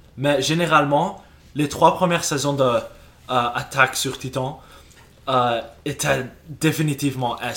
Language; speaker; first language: French; non-native, local second language; English